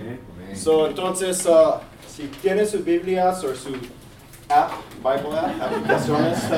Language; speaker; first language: Spanish; early bilingual, heritage; English